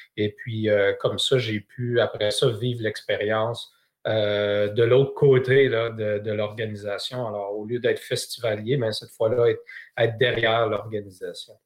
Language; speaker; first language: French; native; French